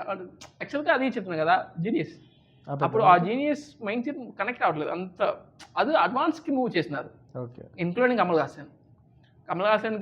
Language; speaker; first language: Telugu; non-native, local second language; Tamil